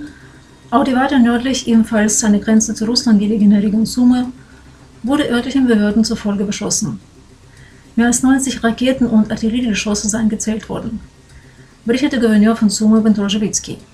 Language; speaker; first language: German; non-native, fluent; Ukrainian